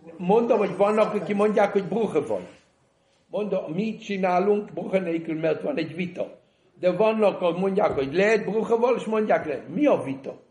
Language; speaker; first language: Hungarian; early bilingual, heritage; Hungarian